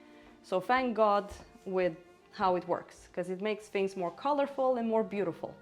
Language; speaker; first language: English; non-native, fluent; Romanian